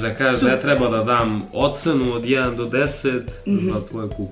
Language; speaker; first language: Bosnian; native; Bosnian